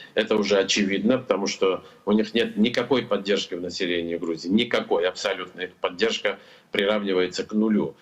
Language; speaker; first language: Russian; non-native, local second language; Georgian